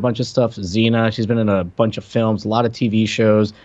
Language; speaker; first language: English; non-native, fluent; Spanish